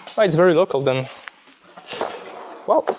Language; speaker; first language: English; non-native, learner; French